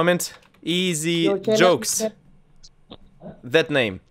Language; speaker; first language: English; non-native, learner; Russian